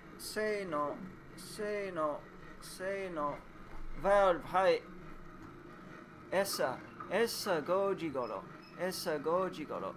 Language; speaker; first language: Japanese; non-native, learner; English